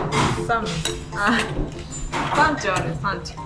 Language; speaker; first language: Korean; non-native, learner; Japanese